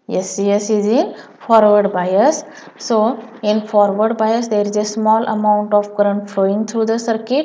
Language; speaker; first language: English; non-native, local second language; Marathi